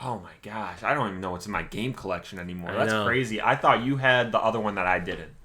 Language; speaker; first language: English; native; English